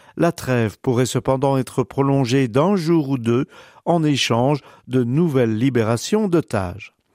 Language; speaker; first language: French; native; French